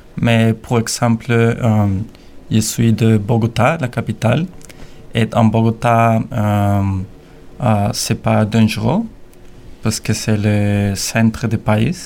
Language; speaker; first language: French; non-native, learner; Spanish